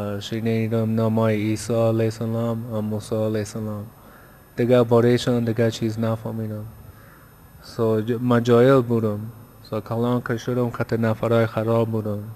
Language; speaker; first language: Persian; early bilingual, heritage; Persian